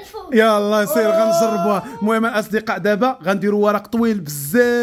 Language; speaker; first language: Arabic; native; Arabic